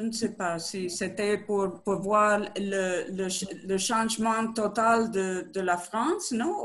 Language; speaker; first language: French; non-native, learner; Spanish